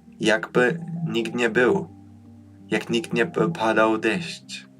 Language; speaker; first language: Polish; early bilingual, heritage; Polish